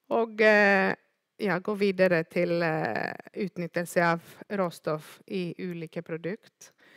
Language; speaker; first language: Norwegian; non-native, fluent; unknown